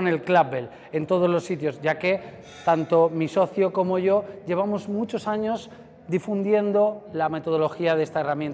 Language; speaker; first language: Spanish; native; Spanish